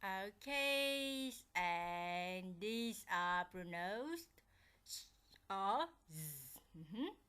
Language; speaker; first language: English; non-native, fluent; Vietnamese